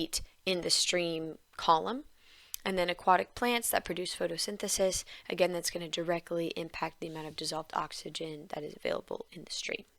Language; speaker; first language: English; native; English